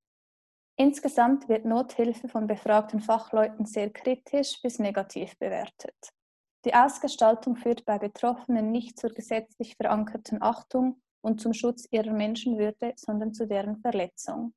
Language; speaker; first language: German; native; German